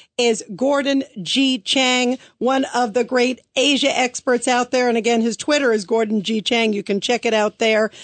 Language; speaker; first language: English; native; English